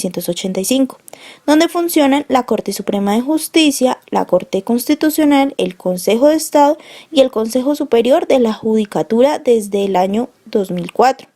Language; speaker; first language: Spanish; native; Spanish